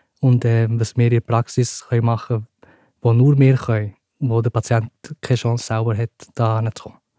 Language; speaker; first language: German; early bilingual, other home language; Turkish